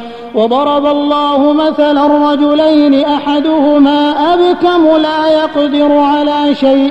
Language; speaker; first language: Arabic; native; Arabic